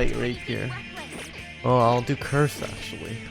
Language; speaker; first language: English; native; English